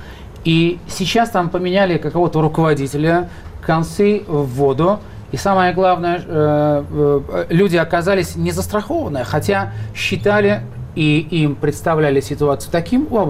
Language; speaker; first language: Russian; native; Russian